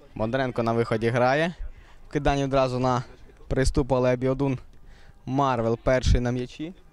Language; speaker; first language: Ukrainian; non-native, local second language; Russian